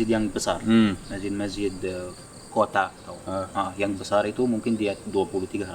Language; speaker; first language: Indonesian; non-native, fluent; Arabic